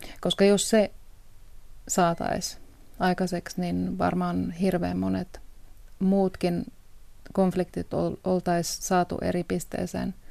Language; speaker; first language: Finnish; early bilingual, heritage; Finnish